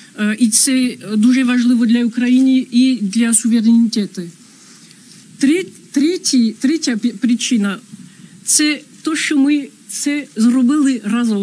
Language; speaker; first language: Ukrainian; non-native, fluent; French